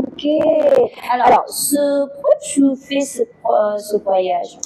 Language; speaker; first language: French; non-native, fluent; Indonesian